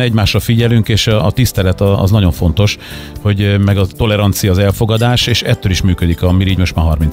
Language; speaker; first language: Hungarian; native; Hungarian